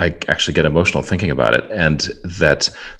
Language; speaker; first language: English; native; English